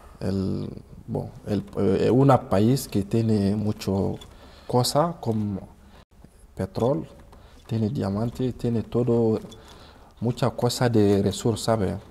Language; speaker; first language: Spanish; non-native, learner; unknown